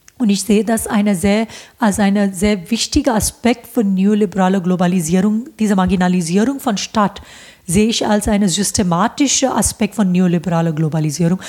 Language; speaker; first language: German; non-native, fluent; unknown